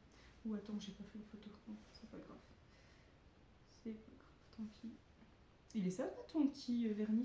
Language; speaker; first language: French; native; French